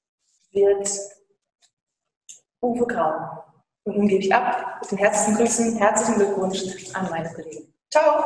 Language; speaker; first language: German; native; German